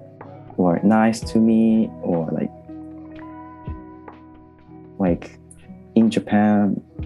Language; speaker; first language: English; non-native, learner; Japanese